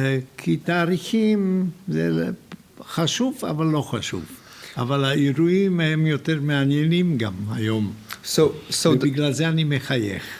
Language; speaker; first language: Hebrew; non-native, fluent; Hungarian